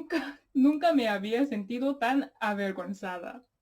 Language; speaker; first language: Spanish; non-native, learner; English